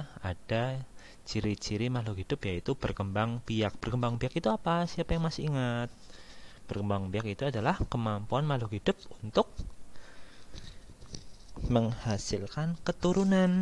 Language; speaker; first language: Indonesian; native; Indonesian